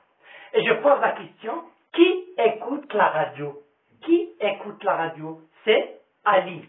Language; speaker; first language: French; non-native, local second language; Arabic